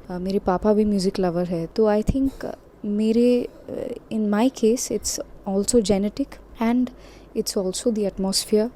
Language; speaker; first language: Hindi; non-native, local second language; Bangla